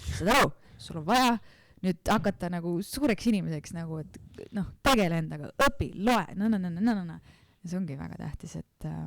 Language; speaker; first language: Estonian; native; Estonian